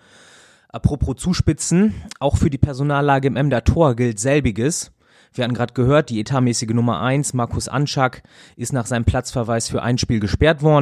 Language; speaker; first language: German; native; German